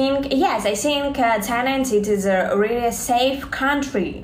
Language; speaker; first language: English; non-native, learner; Russian